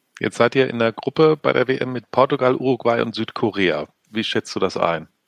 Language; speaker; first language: German; native; German